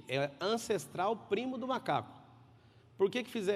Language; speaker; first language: Portuguese; native; Portuguese